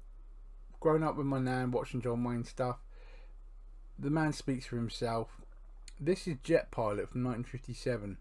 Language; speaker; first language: English; native; English